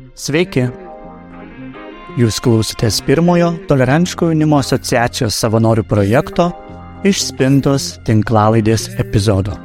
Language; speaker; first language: Lithuanian; native; Lithuanian